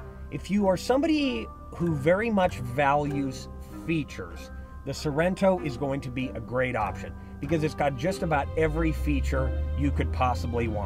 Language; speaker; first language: English; native; English